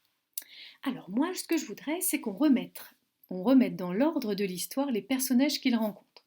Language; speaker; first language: French; native; French